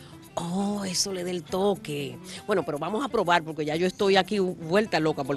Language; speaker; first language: Spanish; native; Spanish